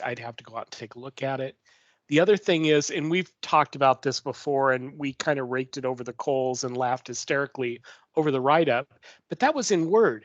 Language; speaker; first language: English; native; English